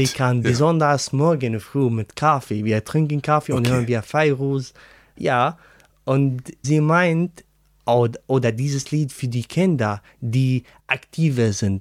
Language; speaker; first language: German; non-native, learner; Arabic